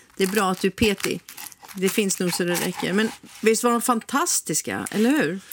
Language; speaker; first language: Swedish; native; Swedish